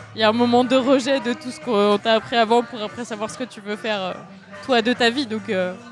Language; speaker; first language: French; native; French